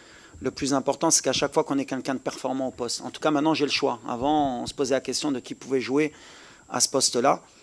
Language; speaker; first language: French; native; French